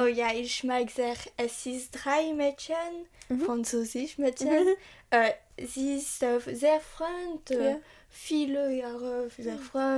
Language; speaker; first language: German; non-native, learner; French